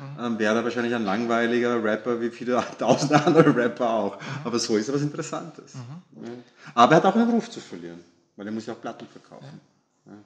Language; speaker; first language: German; native; German